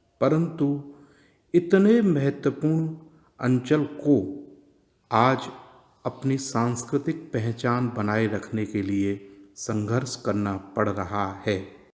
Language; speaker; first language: Hindi; native; Hindi